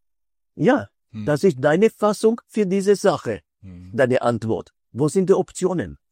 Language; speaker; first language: German; non-native, fluent; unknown